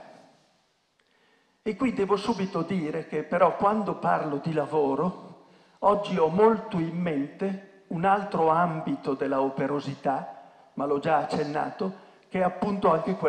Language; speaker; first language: Italian; native; Italian